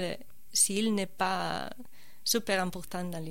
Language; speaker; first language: French; non-native, fluent; Spanish